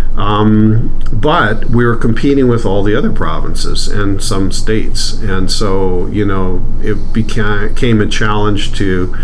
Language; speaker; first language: English; native; English